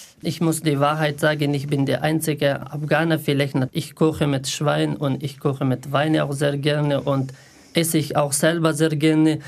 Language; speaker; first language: German; non-native, learner; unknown